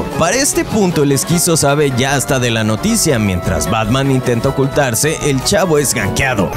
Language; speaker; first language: Spanish; native; Spanish